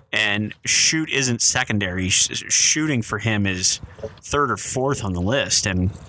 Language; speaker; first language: English; native; English